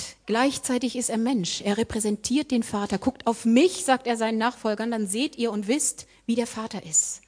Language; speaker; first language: German; native; German